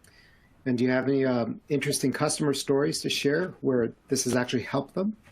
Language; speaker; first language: English; native; English